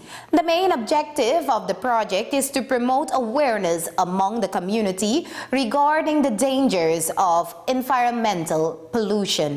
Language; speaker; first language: English; non-native, fluent; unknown